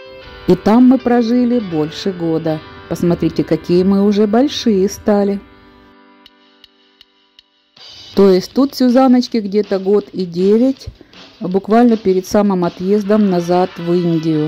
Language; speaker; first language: Russian; native; Russian